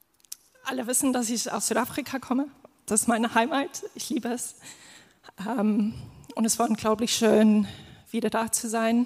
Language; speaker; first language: German; non-native, fluent; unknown